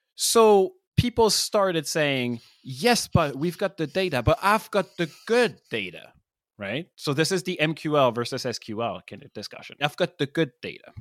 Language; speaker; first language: English; non-native, fluent; French